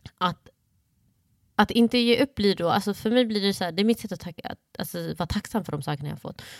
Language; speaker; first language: Swedish; early bilingual, other home language; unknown